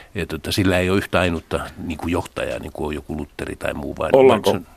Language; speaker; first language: Finnish; native; Finnish